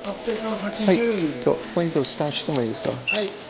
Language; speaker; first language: Japanese; non-native, learner; English